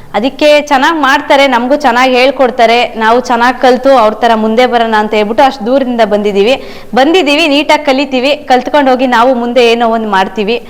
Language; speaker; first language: Kannada; native; Kannada